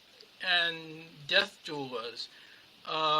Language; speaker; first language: English; native; English